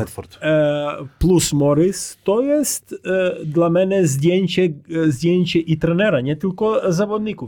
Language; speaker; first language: Polish; non-native, learner; Croatian